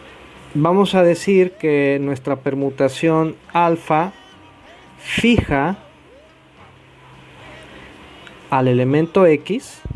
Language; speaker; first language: Spanish; native; Spanish